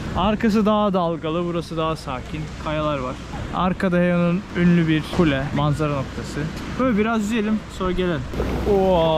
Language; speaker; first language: Turkish; native; Turkish